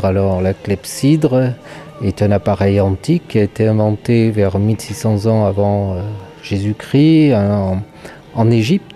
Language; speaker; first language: French; native; French